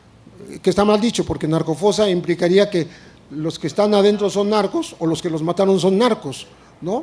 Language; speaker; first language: Spanish; native; Spanish